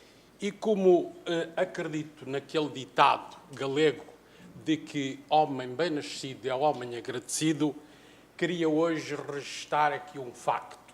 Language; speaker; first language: Portuguese; native; Portuguese